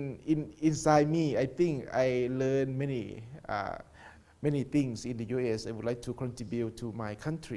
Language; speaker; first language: English; non-native, learner; Thai